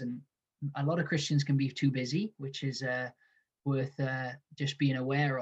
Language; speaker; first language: English; native; English